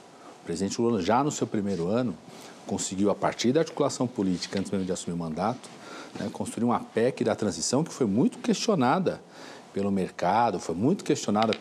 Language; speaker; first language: Portuguese; native; Portuguese